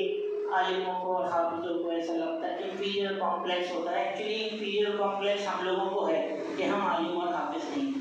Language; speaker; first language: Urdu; non-native, local second language; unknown